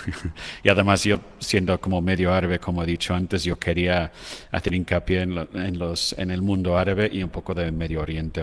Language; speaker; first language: Spanish; non-native, fluent; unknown